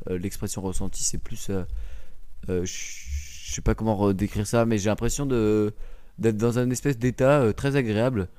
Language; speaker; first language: French; native; French